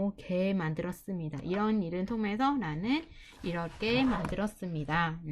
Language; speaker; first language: Korean; non-native, fluent; Vietnamese